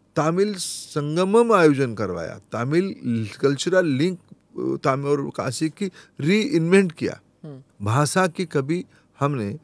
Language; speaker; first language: Hindi; non-native, local second language; Odia